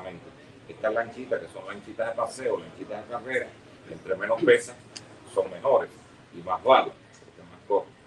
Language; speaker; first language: Spanish; native; Spanish